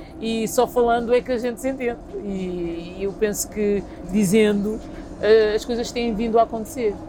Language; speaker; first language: Portuguese; early bilingual, other home language; Kabuverdianu